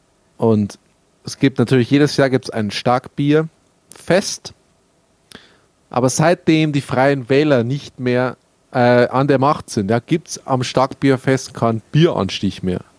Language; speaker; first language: German; native; German